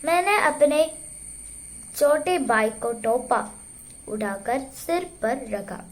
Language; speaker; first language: Hindi; non-native, local second language; Malayalam